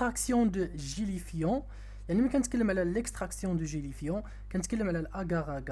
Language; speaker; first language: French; non-native, local second language; Arabic